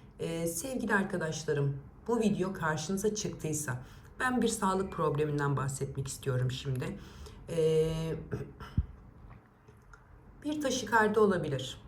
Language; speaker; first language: Turkish; native; Turkish